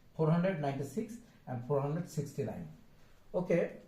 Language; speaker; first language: English; non-native, local second language; Bangla